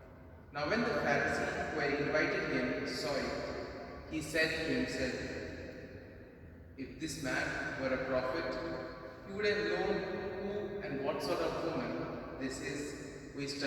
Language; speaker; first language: English; non-native, local second language; Konkani